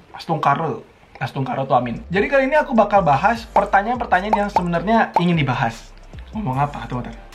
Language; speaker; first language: Indonesian; native; Indonesian